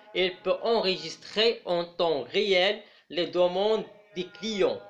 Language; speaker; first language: French; non-native, local second language; Arabic